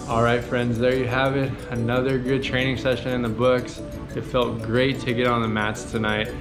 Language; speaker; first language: English; native; English